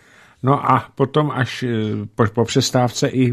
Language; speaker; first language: Czech; native; Czech